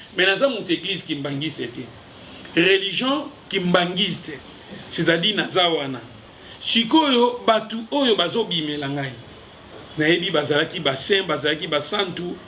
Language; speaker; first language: Lingala; non-native, local second language; Kongo